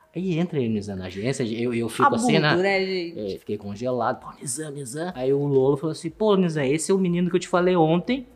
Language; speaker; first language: Portuguese; early bilingual, other home language; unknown